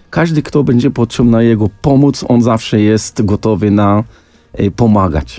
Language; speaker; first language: Polish; non-native, fluent; Arabic